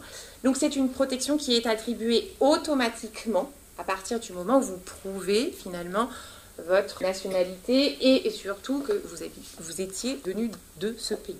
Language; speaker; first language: French; native; French